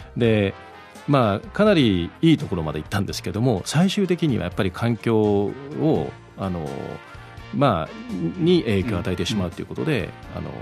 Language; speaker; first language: Japanese; native; Japanese